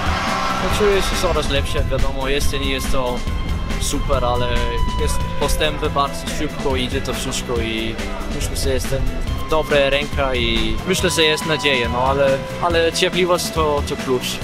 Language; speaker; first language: Polish; non-native, learner; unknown